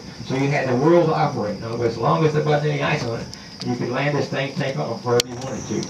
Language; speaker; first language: English; native; English